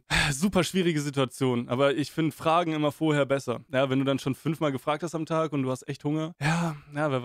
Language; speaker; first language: German; native; German